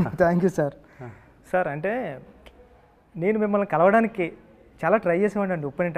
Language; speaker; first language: Telugu; native; Telugu